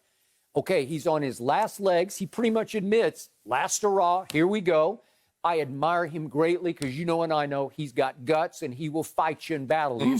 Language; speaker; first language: English; native; English